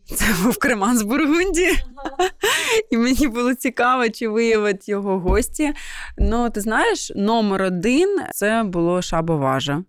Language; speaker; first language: Ukrainian; non-native, local second language; Russian